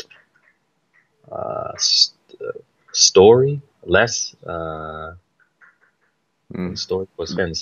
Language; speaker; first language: Swedish; non-native, learner; English